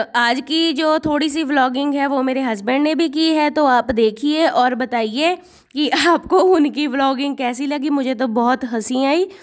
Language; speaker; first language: Hindi; native; Hindi